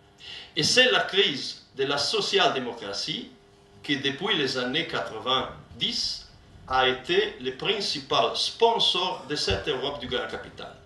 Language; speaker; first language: French; non-native, learner; Italian